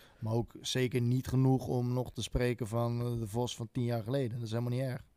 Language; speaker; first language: Dutch; native; Dutch